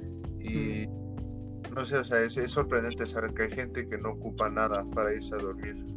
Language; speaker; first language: Spanish; early bilingual, heritage; Spanish